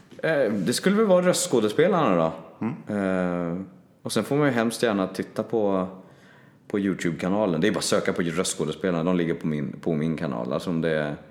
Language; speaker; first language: Swedish; native; Swedish